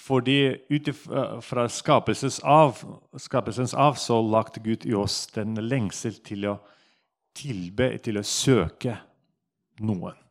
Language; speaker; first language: Norwegian; non-native, fluent; Russian